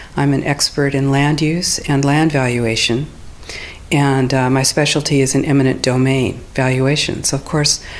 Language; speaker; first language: English; native; English